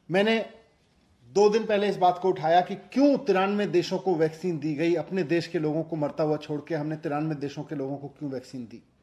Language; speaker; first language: Hindi; native; Hindi